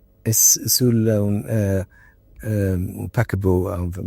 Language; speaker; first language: Spanish; non-native, learner; English